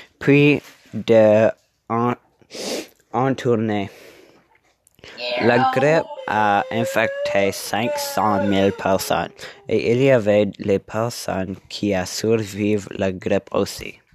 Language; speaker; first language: French; non-native, learner; English